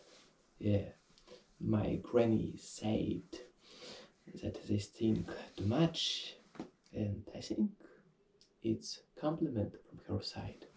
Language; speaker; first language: English; non-native, fluent; Russian